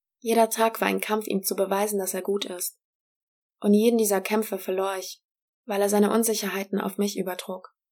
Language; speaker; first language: German; early bilingual, other home language; Polish